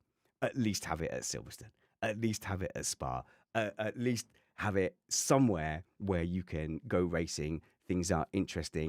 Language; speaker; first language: English; native; English